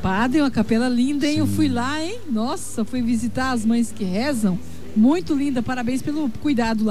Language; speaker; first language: Portuguese; native; Portuguese